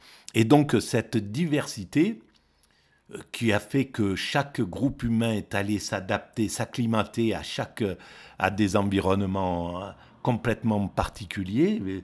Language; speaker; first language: French; native; French